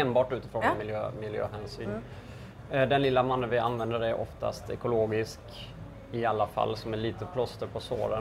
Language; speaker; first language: Swedish; native; Swedish